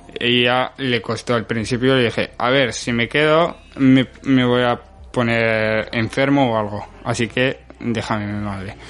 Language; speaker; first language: Spanish; non-native, fluent; Arabic